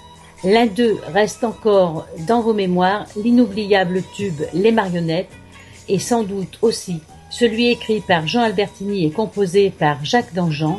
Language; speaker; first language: French; native; French